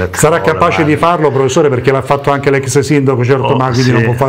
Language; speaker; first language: Italian; native; Italian